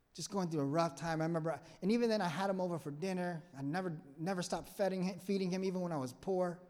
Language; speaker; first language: English; non-native, fluent; Vietnamese